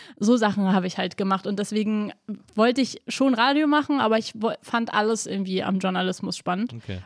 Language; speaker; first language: German; native; German